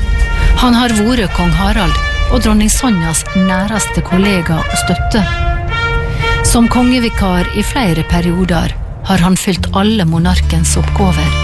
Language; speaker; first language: Norwegian; native; Norwegian